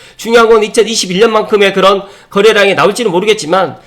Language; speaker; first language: Korean; native; Korean